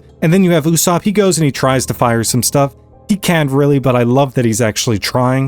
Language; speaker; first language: English; native; English